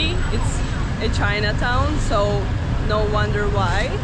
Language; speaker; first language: English; non-native, fluent; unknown